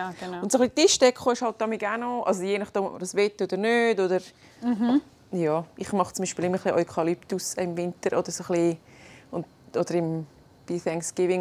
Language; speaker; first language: German; native; German